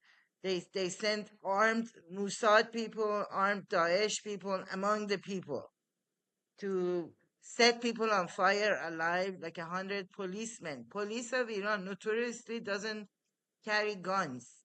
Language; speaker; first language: English; non-native, fluent; Persian